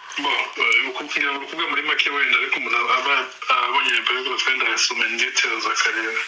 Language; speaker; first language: Kinyarwanda; native; Kinyarwanda